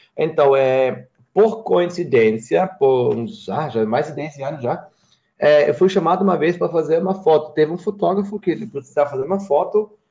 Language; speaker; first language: Portuguese; non-native, fluent; German